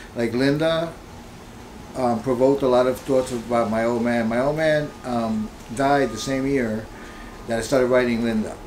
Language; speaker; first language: English; early bilingual, other home language; Spanish